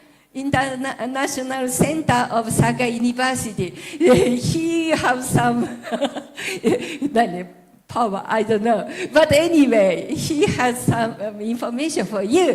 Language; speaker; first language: English; non-native, learner; Japanese